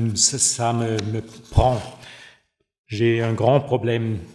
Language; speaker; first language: French; non-native, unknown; German